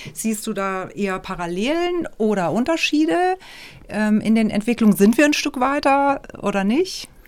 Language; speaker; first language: German; native; German